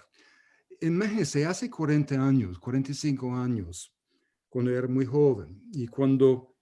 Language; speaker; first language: Spanish; non-native, fluent; English